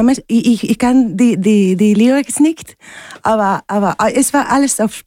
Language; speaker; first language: German; non-native, fluent; Spanish